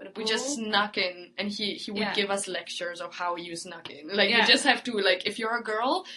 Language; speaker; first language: English; early bilingual, other home language; Italian